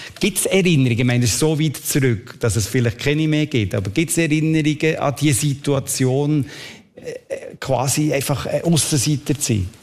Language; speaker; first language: German; native; German